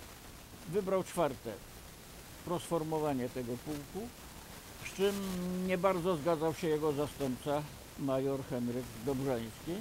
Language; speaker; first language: Polish; native; Polish